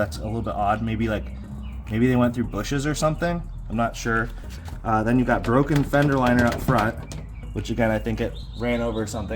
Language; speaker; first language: English; native; English